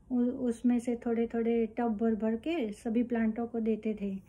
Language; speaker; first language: Hindi; non-native, local second language; Gujarati